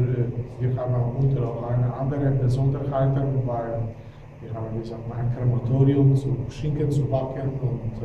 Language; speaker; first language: German; non-native, fluent; Slovenian